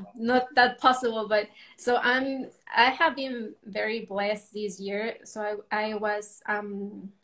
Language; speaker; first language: English; non-native, fluent; Spanish